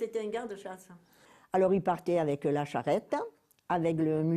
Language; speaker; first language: French; native; French